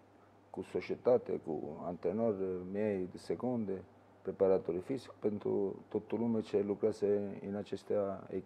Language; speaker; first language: Romanian; non-native, learner; Italian